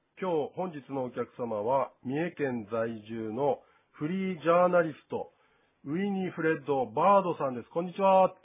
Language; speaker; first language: Japanese; native; Japanese